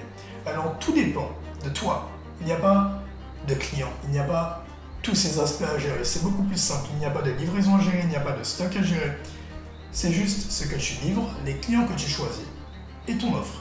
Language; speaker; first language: French; native; French